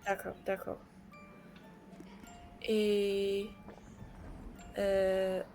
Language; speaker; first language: French; non-native, learner; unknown